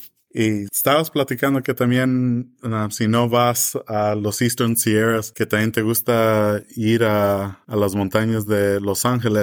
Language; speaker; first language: Spanish; early bilingual, heritage; English